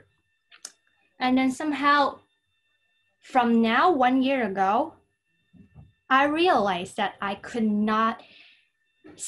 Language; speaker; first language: English; non-native, fluent; Cantonese